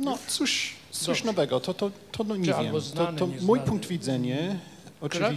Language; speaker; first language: Polish; non-native, fluent; Japanese